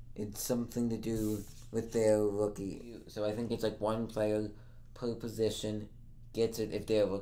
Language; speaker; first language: English; native; English